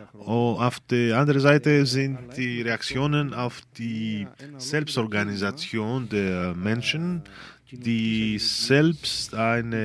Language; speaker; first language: German; non-native, fluent; Greek